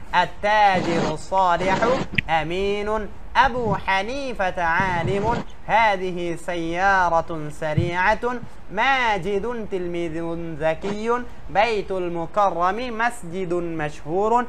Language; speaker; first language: Arabic; non-native, fluent; Bangla